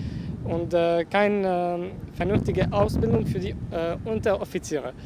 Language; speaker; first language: German; non-native, learner; Arabic